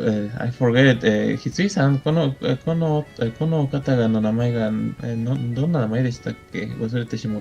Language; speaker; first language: Japanese; non-native, fluent; Spanish